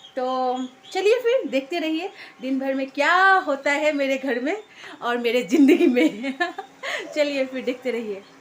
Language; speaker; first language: Hindi; non-native, local second language; Bangla